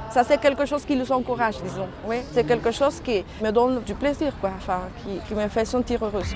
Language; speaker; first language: French; non-native, fluent; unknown